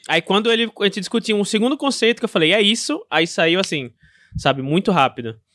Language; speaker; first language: Portuguese; native; Portuguese